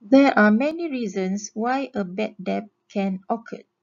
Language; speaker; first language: English; non-native, local second language; Malay